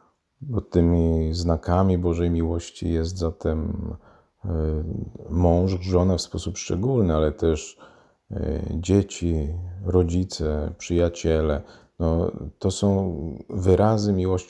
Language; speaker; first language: Polish; native; Polish